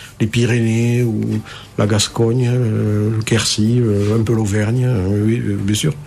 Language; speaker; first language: French; native; French